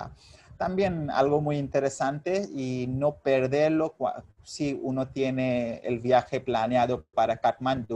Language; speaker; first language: Spanish; non-native, fluent; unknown